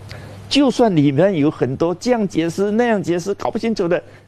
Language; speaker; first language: Chinese; native; Chinese